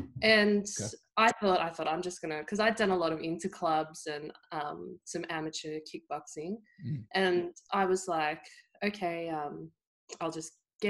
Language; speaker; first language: English; native; English